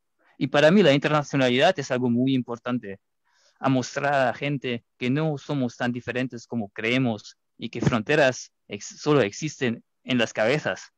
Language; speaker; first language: Spanish; non-native, fluent; German